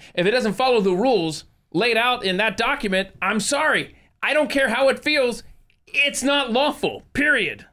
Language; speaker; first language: English; native; English